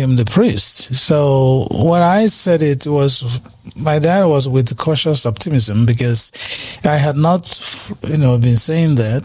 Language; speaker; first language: English; non-native, local second language; Igbo